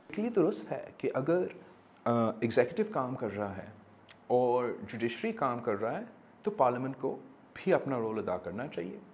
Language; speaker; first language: Urdu; non-native, local second language; English